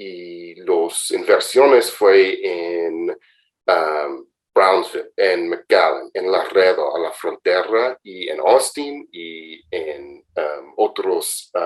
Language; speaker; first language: Spanish; non-native, fluent; English